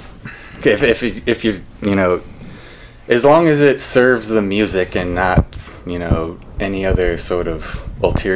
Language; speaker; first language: English; native; English